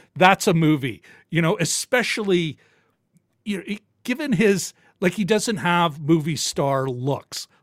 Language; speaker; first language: English; native; English